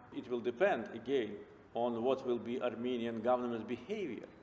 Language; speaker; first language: English; non-native, fluent; Azerbaijani